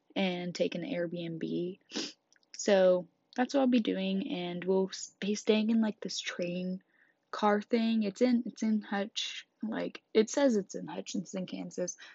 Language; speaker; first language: English; native; English